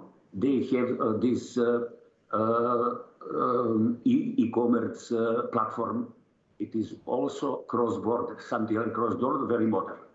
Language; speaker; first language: English; non-native, learner; Serbian